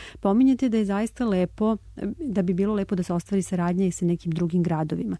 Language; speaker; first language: Serbian; native; Serbian